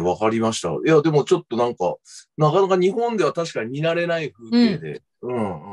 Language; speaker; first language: Japanese; native; Japanese